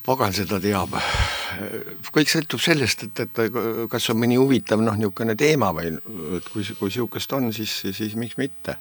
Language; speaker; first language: Estonian; native; Estonian